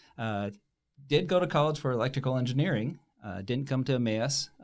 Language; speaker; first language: English; native; English